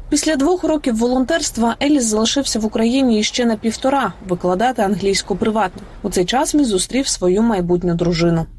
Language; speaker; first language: Ukrainian; native; Ukrainian